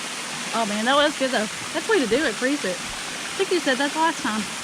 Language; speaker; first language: English; native; English